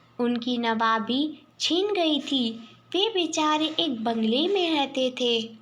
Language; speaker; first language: Hindi; native; Hindi